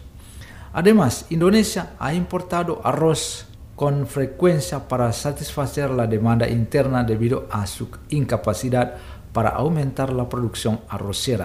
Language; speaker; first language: Spanish; non-native, fluent; Indonesian